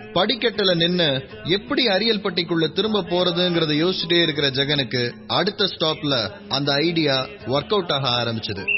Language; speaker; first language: Tamil; native; Tamil